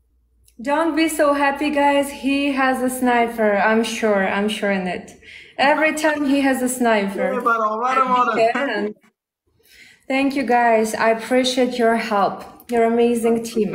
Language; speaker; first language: English; non-native, learner; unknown